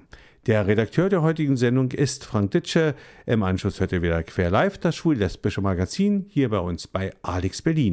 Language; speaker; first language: German; native; German